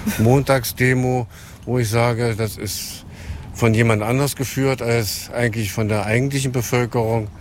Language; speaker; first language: German; native; German